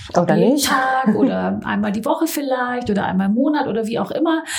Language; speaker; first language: German; native; German